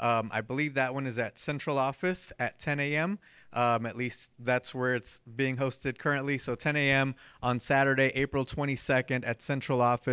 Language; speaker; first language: English; early bilingual, other home language; Spanish